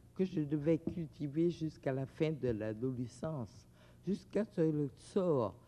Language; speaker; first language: French; native; French